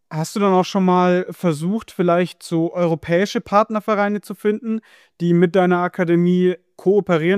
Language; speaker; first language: German; native; German